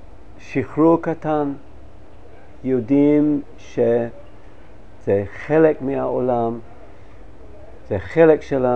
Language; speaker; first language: Hebrew; non-native, fluent; English